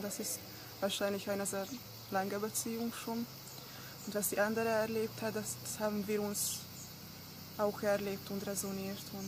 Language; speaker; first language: German; non-native, fluent; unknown